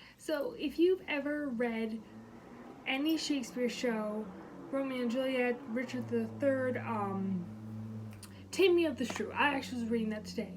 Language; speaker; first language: English; native; English